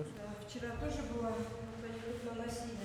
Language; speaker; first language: Russian; native; Russian